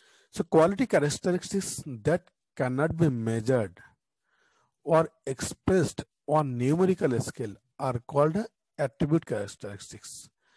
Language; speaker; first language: English; non-native, local second language; Bangla